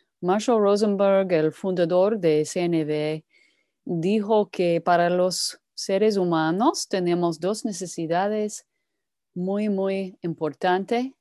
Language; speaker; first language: Spanish; non-native, fluent; English